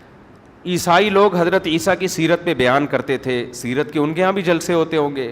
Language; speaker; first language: Urdu; native; Urdu